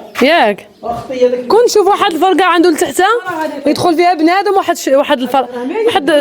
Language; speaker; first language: Arabic; native; Arabic